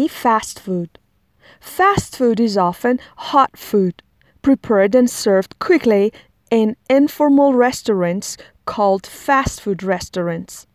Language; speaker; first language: English; non-native, fluent; Persian